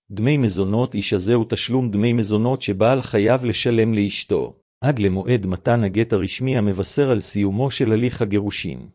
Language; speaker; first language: Hebrew; native; Hebrew